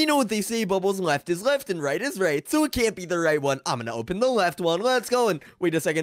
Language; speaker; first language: English; native; English